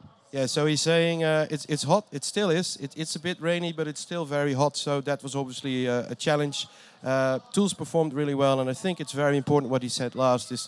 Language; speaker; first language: English; non-native, fluent; Dutch